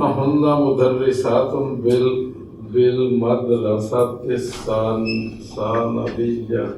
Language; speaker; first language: Arabic; non-native, learner; Urdu